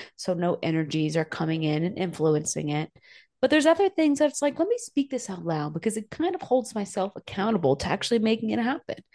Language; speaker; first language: English; native; English